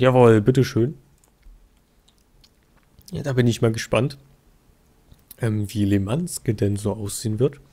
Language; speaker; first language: German; native; German